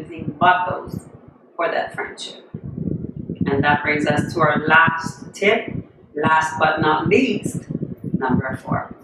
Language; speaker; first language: English; non-native, fluent; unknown